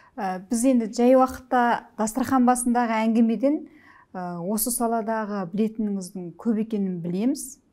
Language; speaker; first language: Kazakh; native; Kazakh